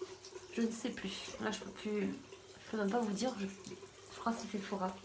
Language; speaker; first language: French; native; French